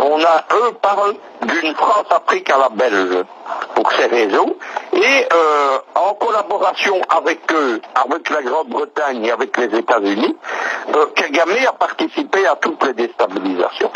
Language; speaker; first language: French; native; French